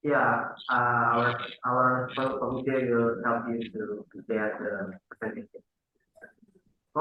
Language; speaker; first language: English; non-native, fluent; Indonesian